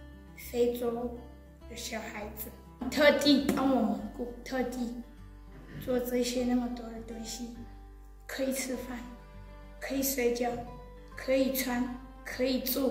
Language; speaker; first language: Chinese; non-native, learner; Southern Sotho